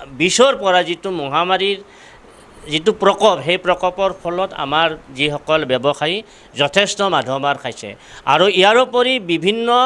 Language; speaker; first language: Assamese; native; Assamese